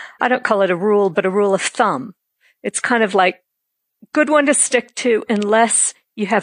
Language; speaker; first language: English; native; English